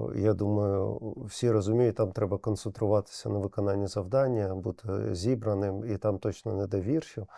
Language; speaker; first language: Ukrainian; non-native, local second language; Russian